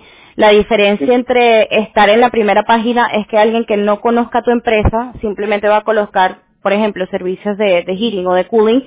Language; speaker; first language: Spanish; non-native, fluent; English